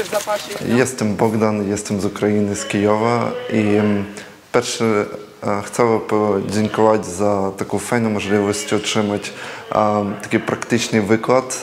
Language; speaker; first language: Polish; non-native, learner; Ukrainian